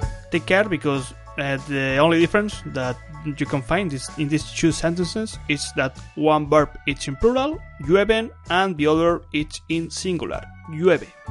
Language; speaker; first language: English; non-native, fluent; Spanish